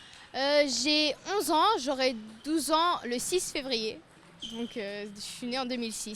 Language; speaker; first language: French; native; French